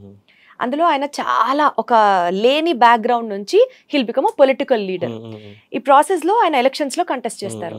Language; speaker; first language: Telugu; native; Telugu